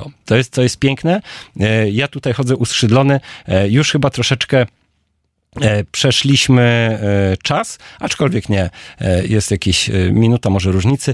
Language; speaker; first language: Polish; native; Polish